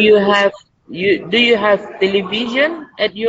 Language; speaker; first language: English; non-native, learner; Indonesian